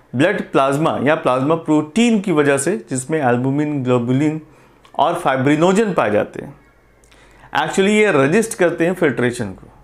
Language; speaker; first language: Hindi; non-native, local second language; Gujarati